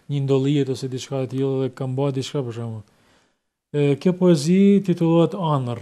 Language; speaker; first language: Albanian; native; Albanian